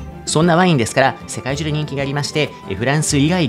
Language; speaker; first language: Japanese; native; Japanese